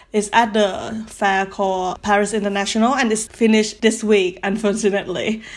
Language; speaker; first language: English; non-native, learner; Thai